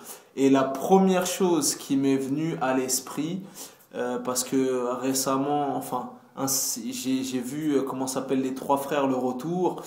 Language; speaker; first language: French; native; French